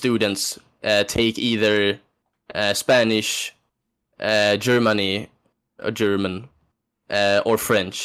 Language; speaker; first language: English; non-native, fluent; Swedish